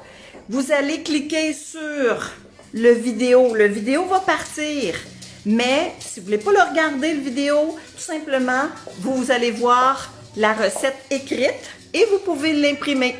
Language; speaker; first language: French; native; French